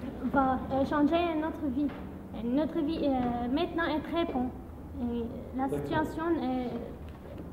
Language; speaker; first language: French; non-native, learner; Arabic